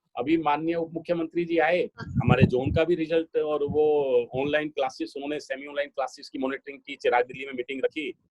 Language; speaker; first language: Hindi; native; Hindi